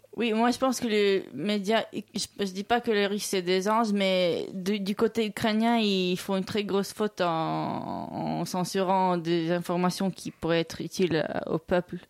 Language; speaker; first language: French; non-native, local second language; Russian